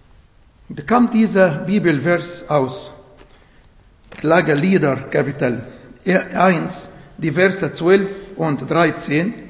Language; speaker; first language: German; non-native, fluent; Arabic